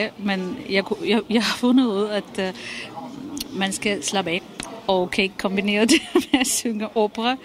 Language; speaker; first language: Danish; non-native, fluent; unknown